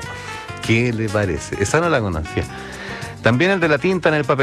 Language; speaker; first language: Spanish; native; Spanish